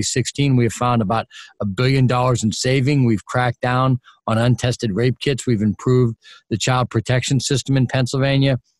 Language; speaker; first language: English; native; English